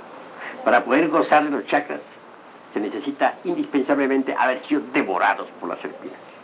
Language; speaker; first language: Spanish; native; Spanish